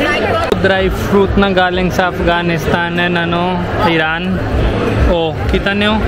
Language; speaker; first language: Filipino; non-native, learner; Hindi